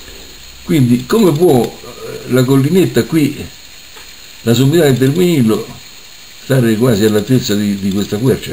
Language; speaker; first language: Italian; native; Italian